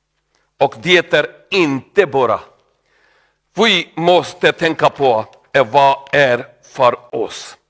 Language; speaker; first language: Swedish; non-native, learner; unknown